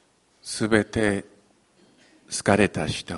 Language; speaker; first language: Japanese; non-native, fluent; English